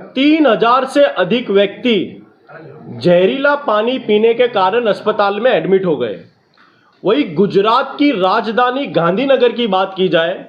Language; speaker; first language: Hindi; non-native, local second language; Gujarati